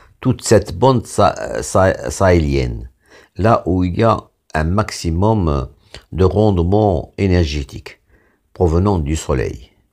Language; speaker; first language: French; non-native, local second language; Arabic